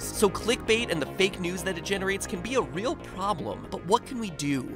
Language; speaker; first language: English; native; English